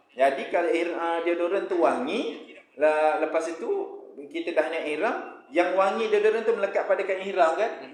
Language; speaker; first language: Malay; native; Malay